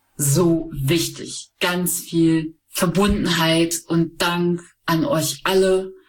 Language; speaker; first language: German; native; German